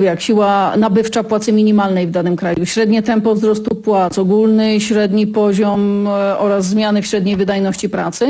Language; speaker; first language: Polish; native; Polish